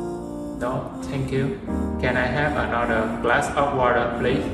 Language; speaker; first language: English; non-native, learner; Vietnamese